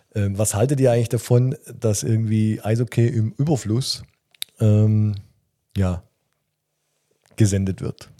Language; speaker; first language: German; native; German